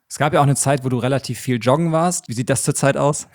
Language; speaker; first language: German; native; German